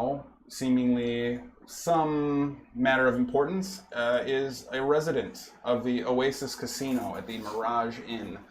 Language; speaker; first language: English; native; English